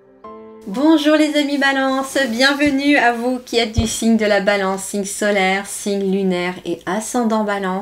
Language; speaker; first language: French; native; French